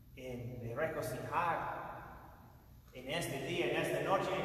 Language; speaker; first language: Spanish; non-native, fluent; English